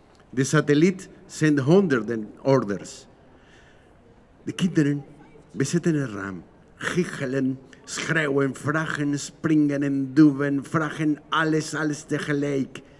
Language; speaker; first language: Dutch; non-native, fluent; Spanish